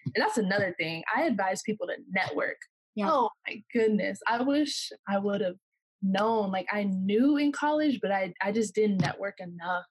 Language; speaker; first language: English; native; English